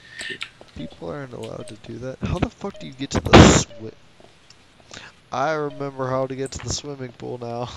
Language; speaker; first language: English; native; English